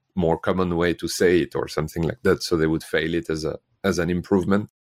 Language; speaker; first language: English; non-native, fluent; French